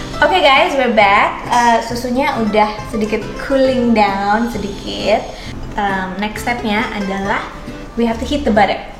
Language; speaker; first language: Indonesian; native; Indonesian